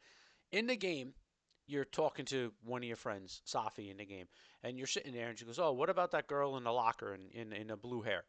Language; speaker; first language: English; native; English